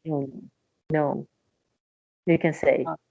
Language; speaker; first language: English; non-native, learner; Persian